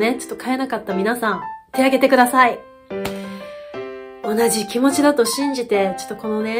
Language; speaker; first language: Japanese; native; Japanese